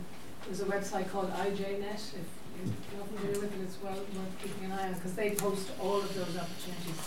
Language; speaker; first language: English; non-native, fluent; Dutch